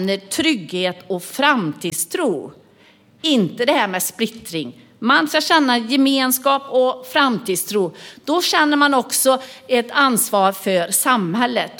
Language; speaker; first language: Swedish; native; Swedish